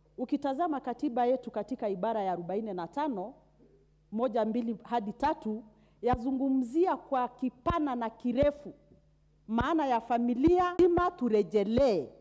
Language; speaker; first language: Swahili; non-native, local second language; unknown